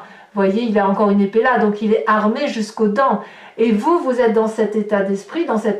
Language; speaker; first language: French; native; French